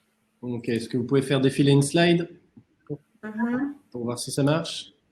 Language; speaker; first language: French; native; French